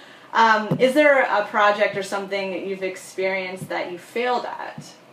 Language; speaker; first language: English; native; English